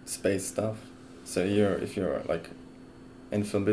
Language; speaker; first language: English; non-native, fluent; Luxembourgish